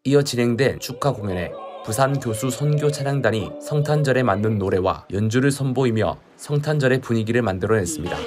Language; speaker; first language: Korean; native; Korean